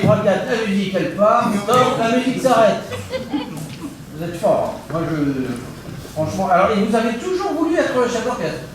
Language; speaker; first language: French; native; French